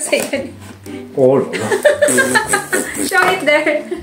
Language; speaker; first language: English; non-native, local second language; Filipino